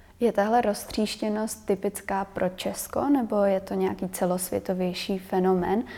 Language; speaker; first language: Czech; native; Czech